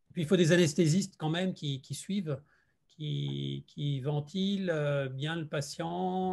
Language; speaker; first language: French; native; French